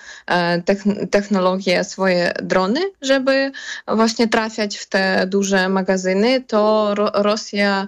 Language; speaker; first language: Polish; non-native, fluent; Ukrainian